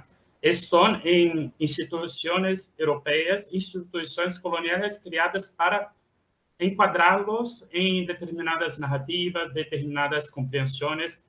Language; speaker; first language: Spanish; non-native, fluent; Portuguese